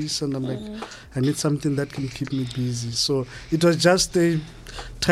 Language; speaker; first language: English; non-native, local second language; Southern Sotho